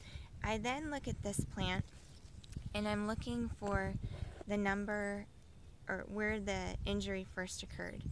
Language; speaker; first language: English; native; English